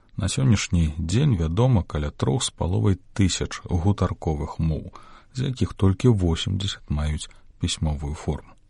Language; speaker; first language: Belarusian; native; Belarusian